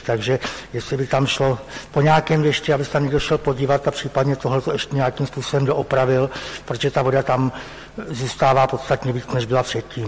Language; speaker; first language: Czech; native; Czech